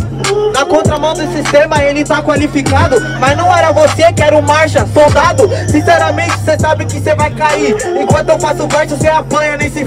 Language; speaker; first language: Portuguese; native; Portuguese